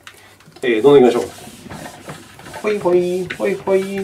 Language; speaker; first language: Japanese; native; Japanese